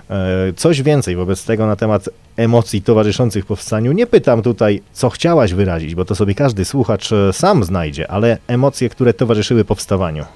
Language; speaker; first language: Polish; native; Polish